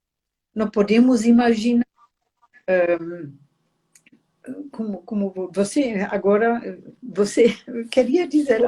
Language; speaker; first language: Portuguese; non-native, fluent; German